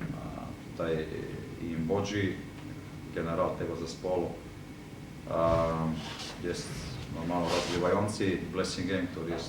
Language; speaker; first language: Polish; non-native, fluent; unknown